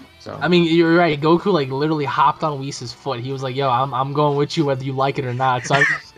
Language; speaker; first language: English; native; English